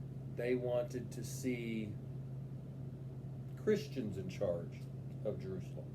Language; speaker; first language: English; native; English